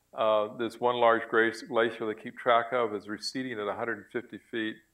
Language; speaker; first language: English; native; English